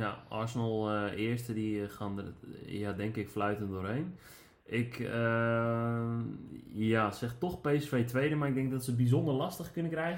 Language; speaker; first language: Dutch; native; Dutch